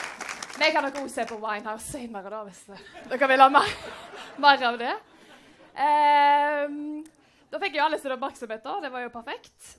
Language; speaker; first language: Norwegian; native; Norwegian